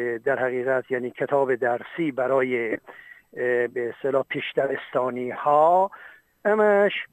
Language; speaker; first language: Persian; non-native, local second language; Talysh